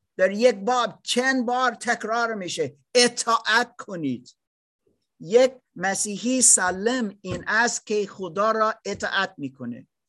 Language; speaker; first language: Persian; non-native, learner; German